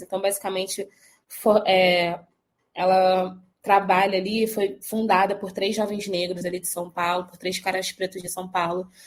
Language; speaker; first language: Portuguese; native; Portuguese